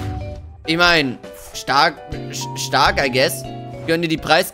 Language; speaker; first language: German; native; German